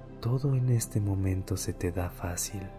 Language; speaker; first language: Spanish; native; Spanish